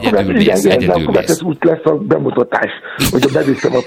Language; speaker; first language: Hungarian; non-native, fluent; Yoruba